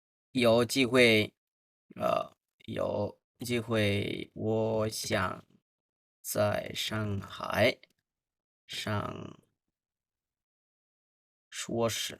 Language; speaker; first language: Chinese; non-native, learner; Bangla